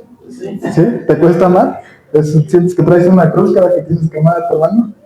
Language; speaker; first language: Spanish; native; Spanish